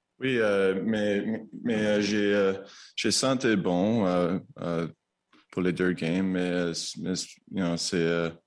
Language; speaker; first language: French; non-native, learner; English